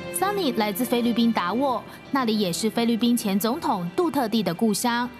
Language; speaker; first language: Chinese; native; Chinese